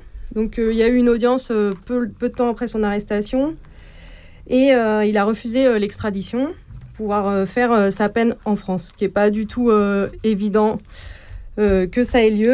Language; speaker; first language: French; native; French